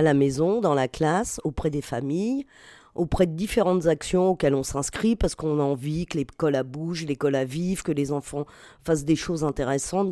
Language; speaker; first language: French; native; French